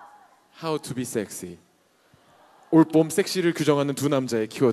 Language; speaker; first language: Korean; native; Korean